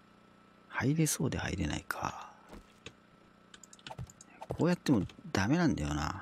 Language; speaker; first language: Japanese; native; Japanese